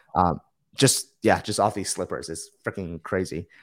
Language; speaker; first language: English; early bilingual, other home language; Chinese